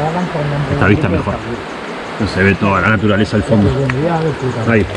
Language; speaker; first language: Spanish; native; Spanish